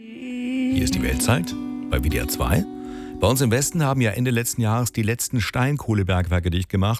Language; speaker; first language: German; native; German